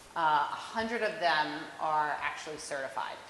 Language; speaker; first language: English; native; English